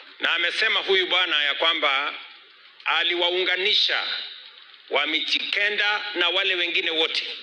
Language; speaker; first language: Swahili; non-native, local second language; Kalenjin